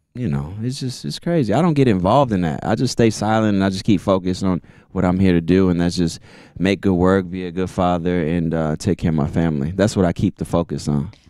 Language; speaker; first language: English; native; English